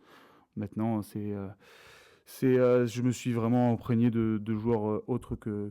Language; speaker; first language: French; native; French